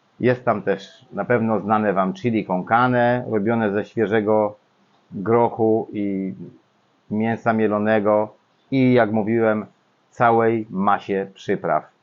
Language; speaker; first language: Polish; native; Polish